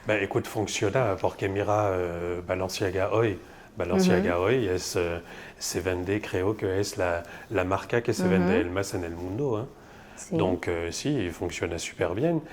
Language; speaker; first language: Spanish; non-native, fluent; French